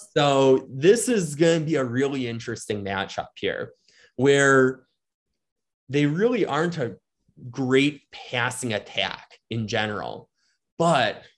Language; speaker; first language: English; native; English